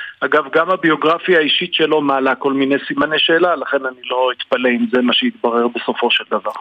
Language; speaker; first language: Hebrew; native; Hebrew